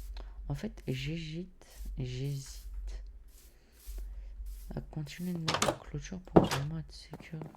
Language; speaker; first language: French; native; French